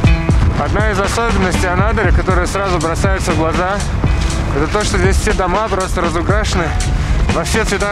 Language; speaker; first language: Russian; native; Russian